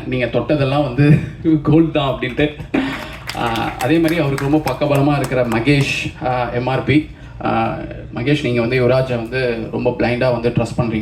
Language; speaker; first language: Tamil; native; Tamil